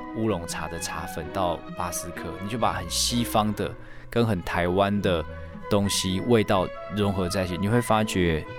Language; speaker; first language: Chinese; native; Chinese